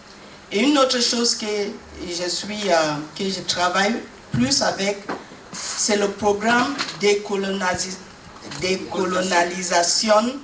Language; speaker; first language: French; non-native, learner; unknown